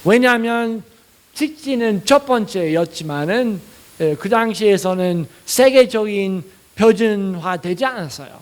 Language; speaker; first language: Korean; non-native, fluent; English